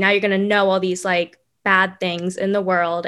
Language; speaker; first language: English; native; English